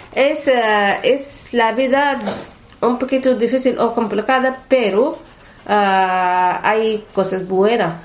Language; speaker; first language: Spanish; non-native, learner; Arabic